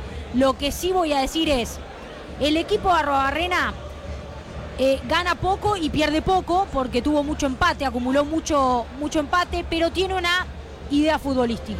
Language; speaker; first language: Spanish; native; Spanish